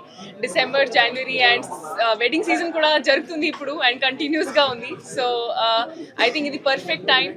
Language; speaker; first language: Telugu; non-native, local second language; Hindi